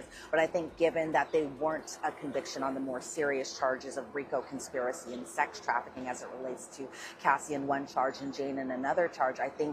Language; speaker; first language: English; native; English